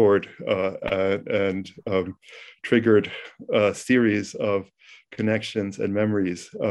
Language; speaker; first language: English; early bilingual, other home language; Ukrainian